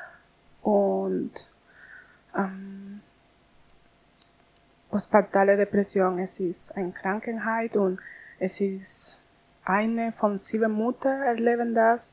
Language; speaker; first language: German; non-native, learner; Spanish